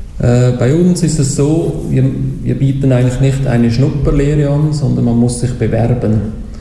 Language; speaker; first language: German; native; German